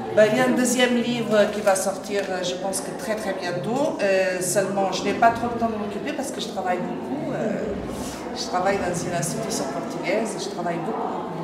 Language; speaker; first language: French; early bilingual, other home language; Portuguese